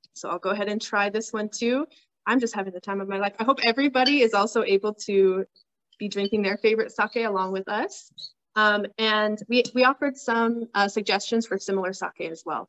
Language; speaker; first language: English; native; English